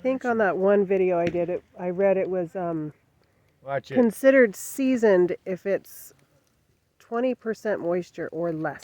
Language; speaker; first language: English; native; English